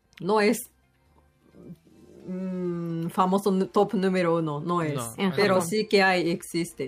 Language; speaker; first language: Spanish; non-native, learner; Japanese